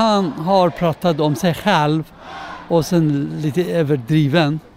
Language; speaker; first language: Swedish; non-native, learner; Persian